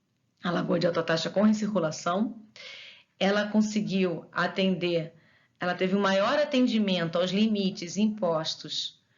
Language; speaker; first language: Portuguese; native; Portuguese